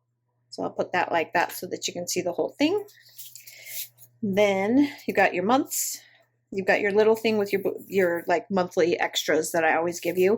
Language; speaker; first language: English; native; English